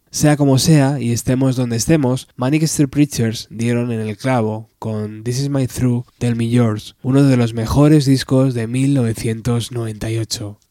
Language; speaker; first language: Spanish; native; Spanish